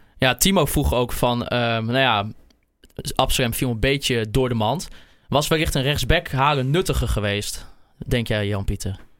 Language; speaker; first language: Dutch; native; Dutch